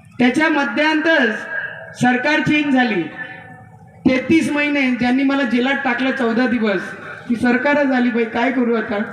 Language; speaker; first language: Marathi; non-native, local second language; Hindi